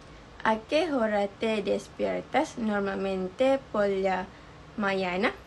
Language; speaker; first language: Spanish; non-native, learner; Malay